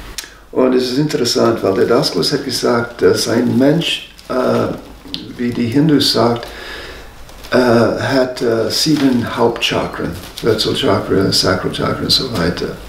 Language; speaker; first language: German; non-native, fluent; English